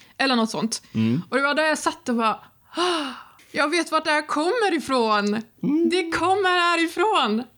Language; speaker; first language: Swedish; non-native, fluent; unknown